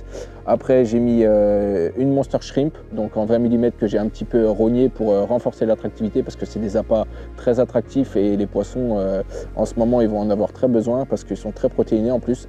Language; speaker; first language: French; native; French